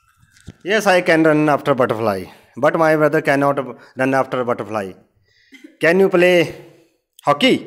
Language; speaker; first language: English; non-native, learner; Hindi